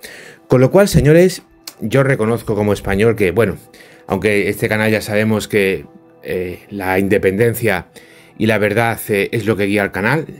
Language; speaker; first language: Spanish; native; Spanish